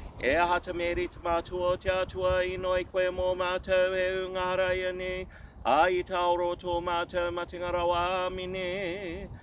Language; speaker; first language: Māori; non-native, local second language; English